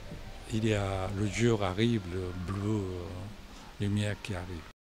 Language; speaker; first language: French; non-native, fluent; Japanese